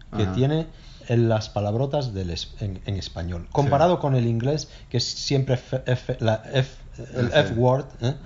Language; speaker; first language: Spanish; native; Spanish